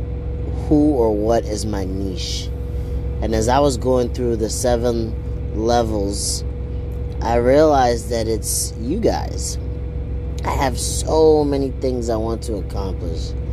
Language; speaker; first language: English; early bilingual, other home language; Kinyarwanda